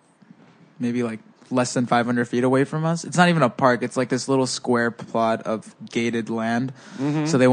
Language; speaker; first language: English; early bilingual, other home language; Spanish